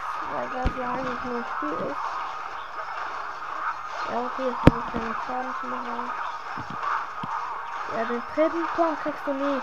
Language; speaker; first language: German; early bilingual, other home language; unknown